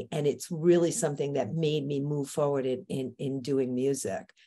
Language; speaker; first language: English; native; English